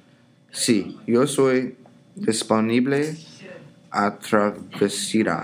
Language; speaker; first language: Spanish; non-native, learner; English